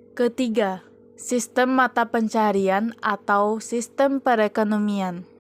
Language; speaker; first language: Indonesian; native; Indonesian